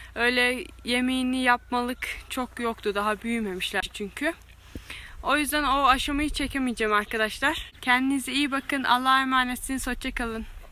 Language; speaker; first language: Turkish; native; Turkish